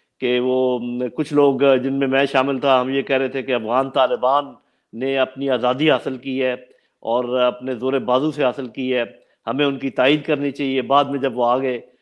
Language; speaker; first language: Urdu; non-native, local second language; Punjabi